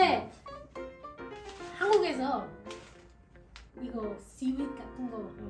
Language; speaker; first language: Korean; non-native, learner; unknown